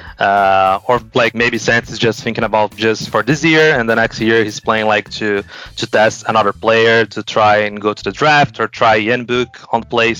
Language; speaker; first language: English; non-native, fluent; Portuguese